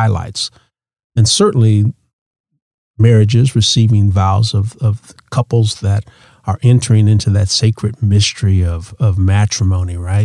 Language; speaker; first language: English; native; English